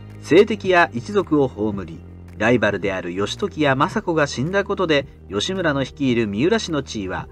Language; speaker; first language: Japanese; native; Japanese